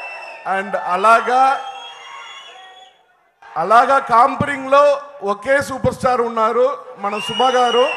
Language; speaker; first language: Telugu; non-native, learner; Tamil